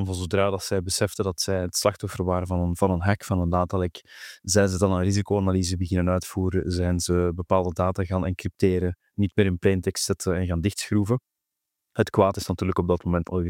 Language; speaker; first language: Dutch; native; Dutch